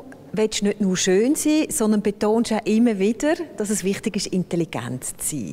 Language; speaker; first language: German; native; German